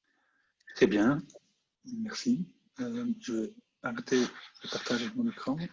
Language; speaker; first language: French; non-native, local second language; Dutch